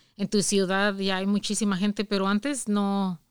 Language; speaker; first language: Spanish; native; Spanish